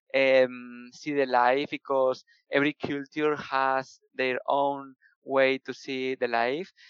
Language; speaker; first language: English; non-native, fluent; Spanish